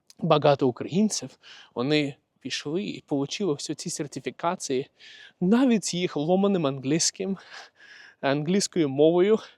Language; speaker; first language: Ukrainian; non-native, local second language; Russian